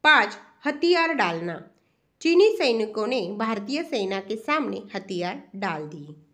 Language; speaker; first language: Hindi; non-native, local second language; Marathi